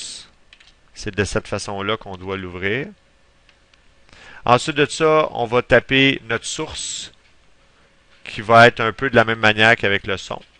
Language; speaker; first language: French; native; French